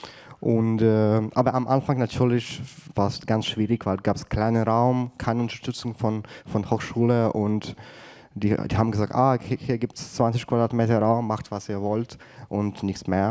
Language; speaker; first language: German; non-native, fluent; Ukrainian